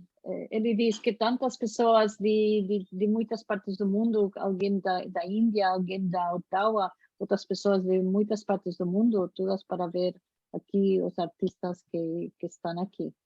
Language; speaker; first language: Portuguese; non-native, fluent; Spanish